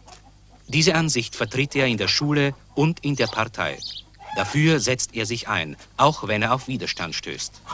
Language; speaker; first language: German; native; German